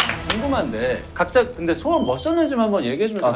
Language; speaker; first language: Korean; native; Korean